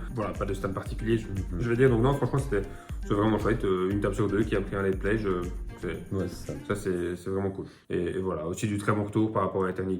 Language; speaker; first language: French; native; French